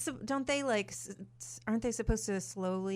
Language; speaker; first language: English; native; English